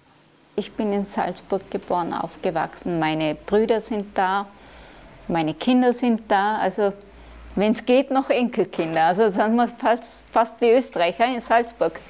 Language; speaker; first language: German; early bilingual, other home language; Turkish